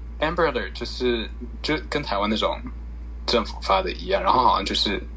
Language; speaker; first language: Chinese; early bilingual, heritage; Chinese